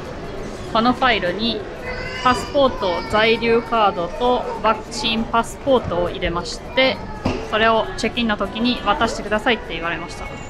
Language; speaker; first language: Japanese; non-native, fluent; German